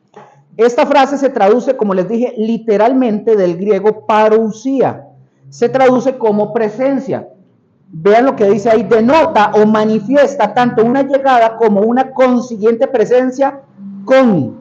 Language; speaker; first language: Spanish; native; Spanish